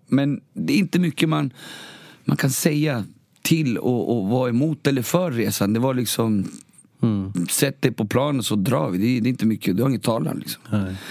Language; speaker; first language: Swedish; early bilingual, other home language; Spanish